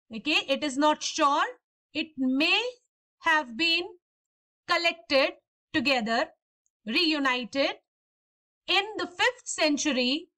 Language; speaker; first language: English; non-native, local second language; Hindi